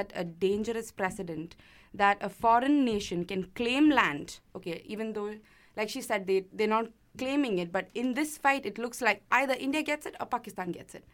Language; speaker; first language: English; non-native, local second language; Malayalam